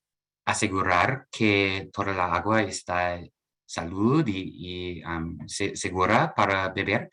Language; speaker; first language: Spanish; non-native, learner; English